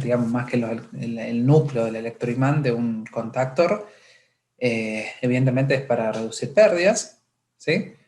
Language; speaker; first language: Spanish; native; Spanish